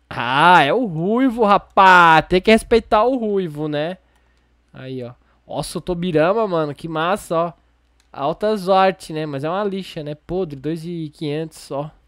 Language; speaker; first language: Portuguese; native; Portuguese